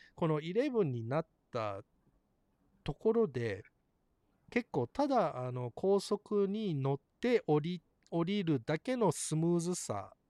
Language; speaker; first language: Japanese; early bilingual, heritage; Japanese